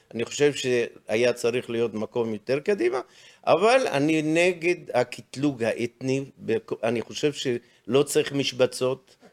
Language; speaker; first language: Hebrew; non-native, local second language; Arabic